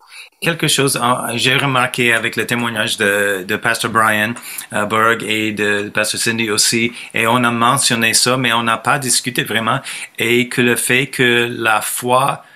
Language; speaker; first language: French; non-native, fluent; English